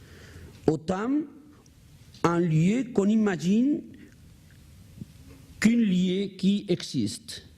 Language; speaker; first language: French; non-native, learner; Spanish